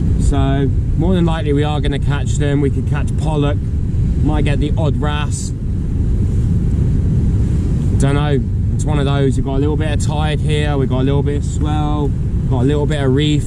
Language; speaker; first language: English; native; English